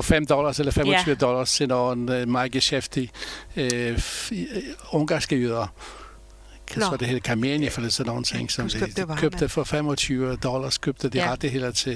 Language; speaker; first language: Danish; non-native, fluent; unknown